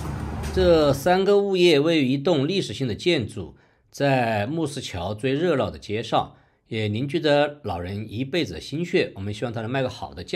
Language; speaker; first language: Chinese; native; Chinese